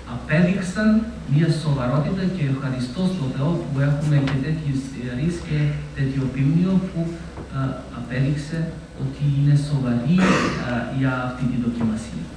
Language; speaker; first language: Greek; non-native, fluent; Macedonian